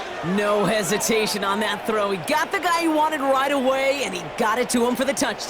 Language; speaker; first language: English; native; English